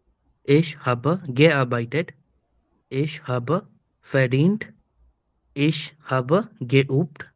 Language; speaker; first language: German; non-native, learner; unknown